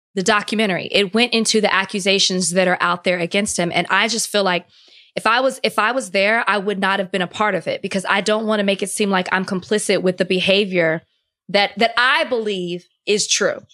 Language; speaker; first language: English; native; English